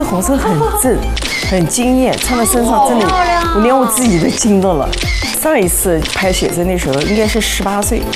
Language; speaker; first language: Chinese; native; Chinese